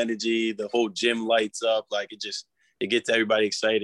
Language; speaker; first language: English; native; English